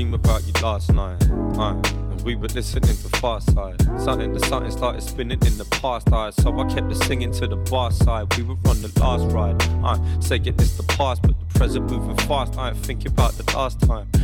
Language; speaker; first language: English; native; English